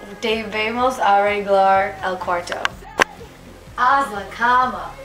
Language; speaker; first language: Spanish; non-native, learner; English